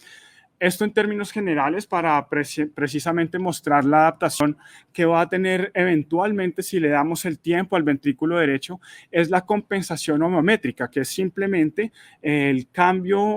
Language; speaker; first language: Spanish; native; Spanish